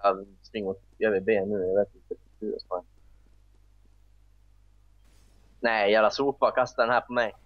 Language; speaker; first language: Swedish; native; Swedish